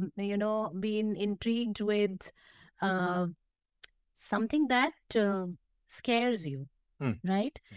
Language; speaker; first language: English; non-native, local second language; Hindi